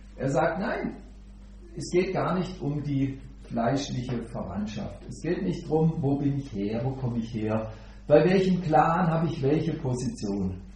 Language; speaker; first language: German; native; German